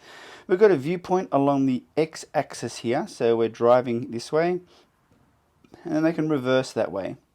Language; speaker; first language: English; native; English